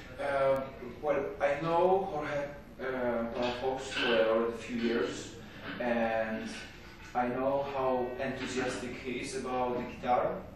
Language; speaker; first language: English; non-native, fluent; Polish